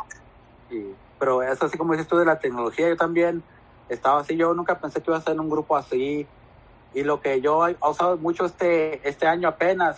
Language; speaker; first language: Spanish; native; Spanish